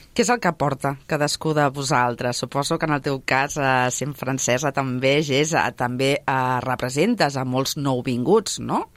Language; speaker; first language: Catalan; native; Catalan